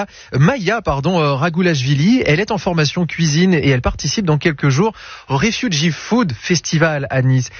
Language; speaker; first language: French; native; French